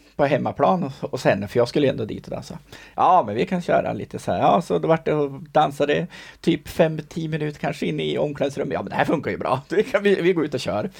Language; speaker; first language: Swedish; native; Swedish